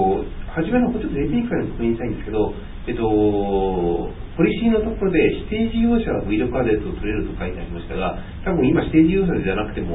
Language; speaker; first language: Japanese; native; Japanese